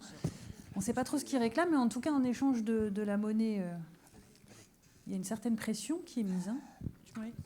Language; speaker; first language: French; native; French